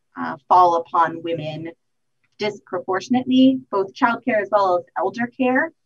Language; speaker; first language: English; native; English